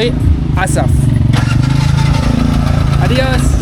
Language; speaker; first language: Spanish; non-native, learner; Hebrew